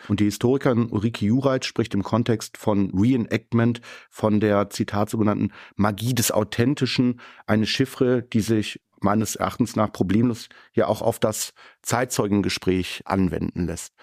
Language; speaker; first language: German; native; German